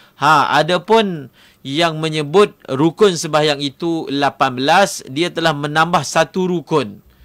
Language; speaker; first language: Malay; native; Malay